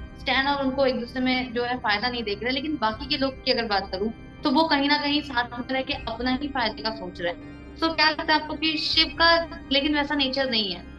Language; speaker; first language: Hindi; native; Hindi